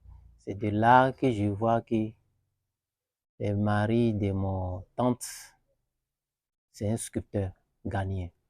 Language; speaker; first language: French; non-native, learner; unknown